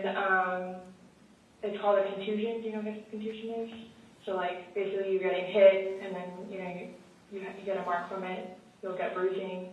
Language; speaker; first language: English; native; English